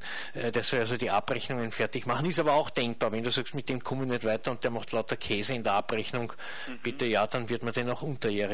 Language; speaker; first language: German; native; German